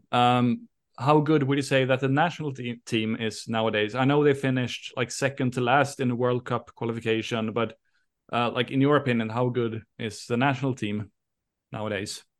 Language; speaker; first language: English; non-native, fluent; Swedish